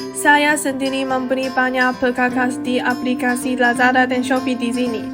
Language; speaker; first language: Malay; non-native, learner; Chinese